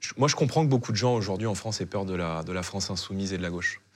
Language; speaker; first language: French; native; French